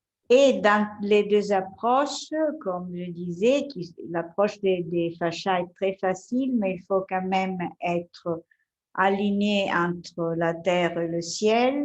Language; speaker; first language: French; non-native, fluent; Italian